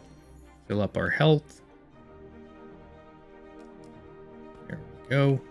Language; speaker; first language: English; native; English